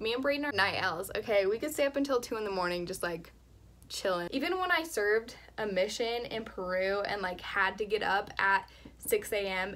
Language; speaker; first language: English; native; English